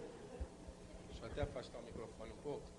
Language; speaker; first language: Portuguese; native; Portuguese